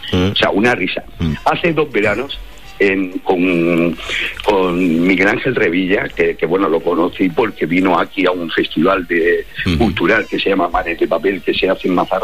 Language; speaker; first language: Spanish; native; Spanish